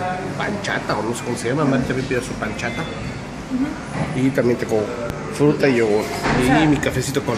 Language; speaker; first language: Spanish; native; Spanish